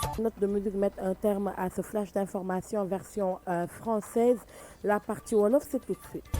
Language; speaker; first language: French; non-native, local second language; Wolof